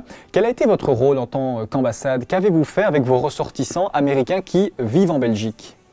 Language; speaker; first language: French; native; French